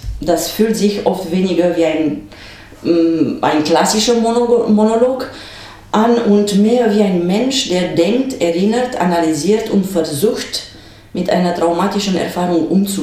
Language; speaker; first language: German; non-native, fluent; Romanian